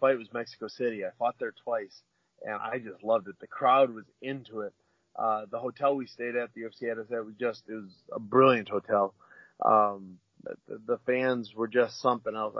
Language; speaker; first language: English; native; English